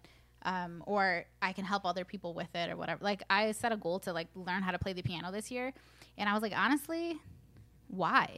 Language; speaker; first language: English; early bilingual, other home language; Spanish